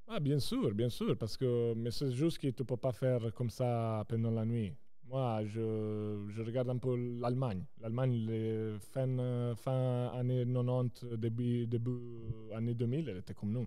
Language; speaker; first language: French; non-native, local second language; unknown